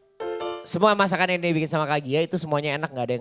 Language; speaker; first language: Indonesian; native; Indonesian